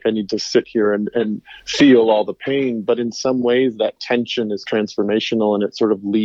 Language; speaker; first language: English; native; English